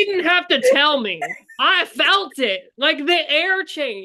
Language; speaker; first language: English; native; English